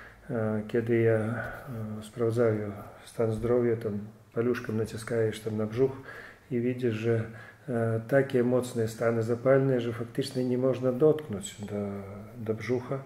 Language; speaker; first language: Polish; non-native, fluent; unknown